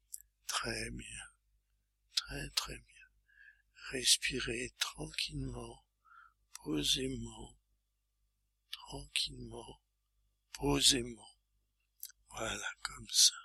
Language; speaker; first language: French; native; French